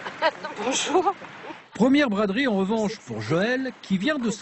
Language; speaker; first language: French; native; French